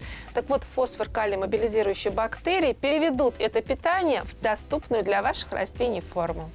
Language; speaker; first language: Russian; native; Russian